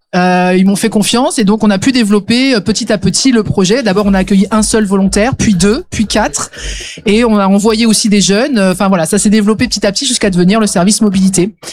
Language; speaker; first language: French; native; French